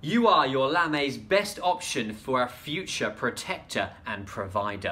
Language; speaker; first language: English; native; English